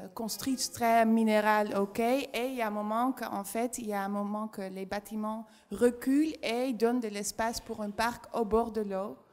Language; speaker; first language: French; non-native, fluent; Dutch